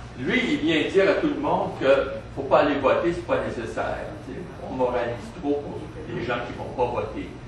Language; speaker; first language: French; native; French